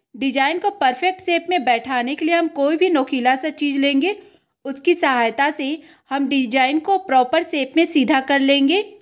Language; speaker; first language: Hindi; native; Hindi